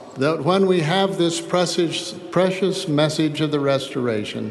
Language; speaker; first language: English; native; English